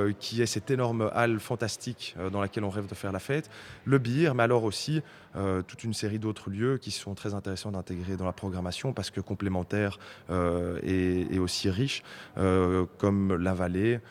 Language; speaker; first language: French; native; French